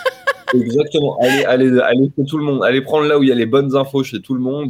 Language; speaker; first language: French; native; French